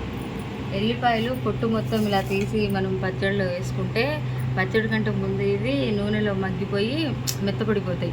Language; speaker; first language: Telugu; native; Telugu